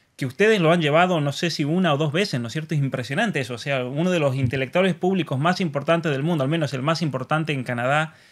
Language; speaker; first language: Spanish; native; Spanish